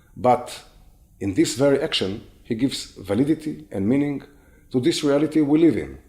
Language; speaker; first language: English; non-native, fluent; Hebrew